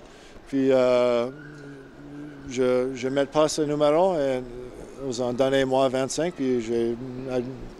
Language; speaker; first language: French; non-native, learner; English